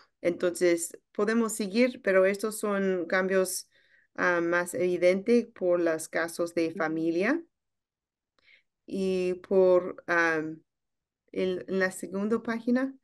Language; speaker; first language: Spanish; non-native, learner; English